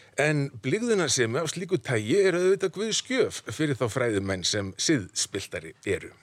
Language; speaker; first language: Icelandic; native; Icelandic